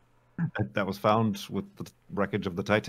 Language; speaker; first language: English; native; English